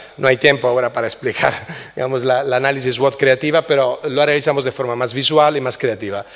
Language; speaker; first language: Spanish; non-native, fluent; Italian